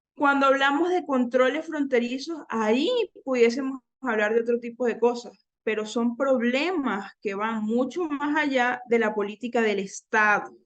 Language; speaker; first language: Spanish; native; Spanish